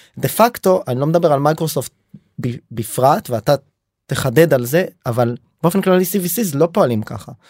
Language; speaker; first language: Hebrew; native; Hebrew